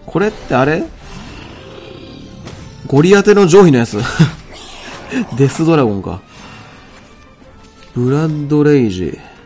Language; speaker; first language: Japanese; native; Japanese